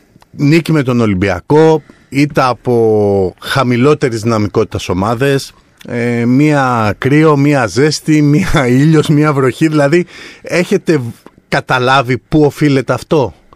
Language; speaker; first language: Greek; native; Greek